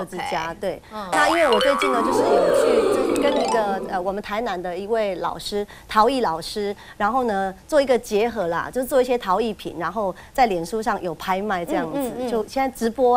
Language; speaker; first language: Chinese; native; Chinese